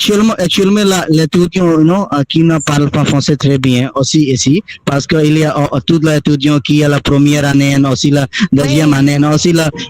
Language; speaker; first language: French; non-native, learner; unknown